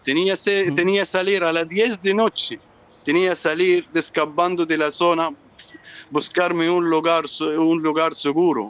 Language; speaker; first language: Spanish; non-native, learner; Arabic